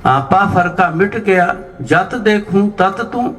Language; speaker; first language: Hindi; non-native, local second language; Punjabi